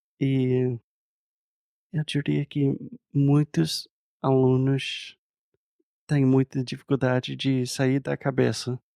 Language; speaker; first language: Portuguese; non-native, fluent; English